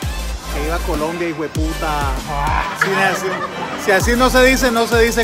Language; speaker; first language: Spanish; native; Spanish